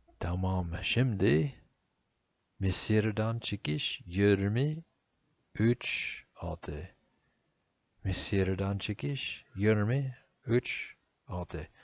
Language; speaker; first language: Turkish; non-native, fluent; English